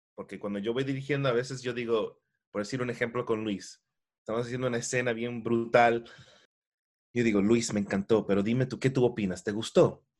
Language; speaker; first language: Spanish; early bilingual, heritage; Spanish